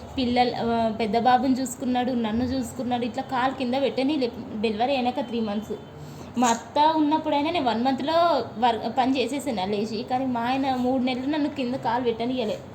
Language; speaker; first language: Telugu; native; Telugu